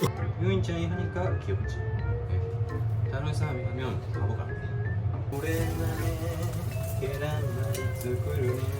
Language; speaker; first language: Korean; non-native, learner; Japanese